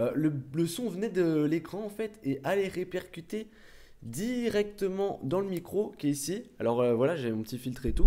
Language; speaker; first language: French; native; French